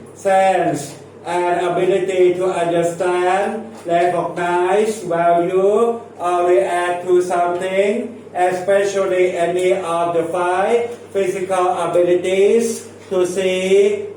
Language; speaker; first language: English; non-native, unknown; Thai